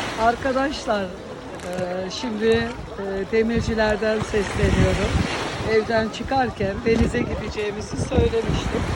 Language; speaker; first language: Turkish; native; Turkish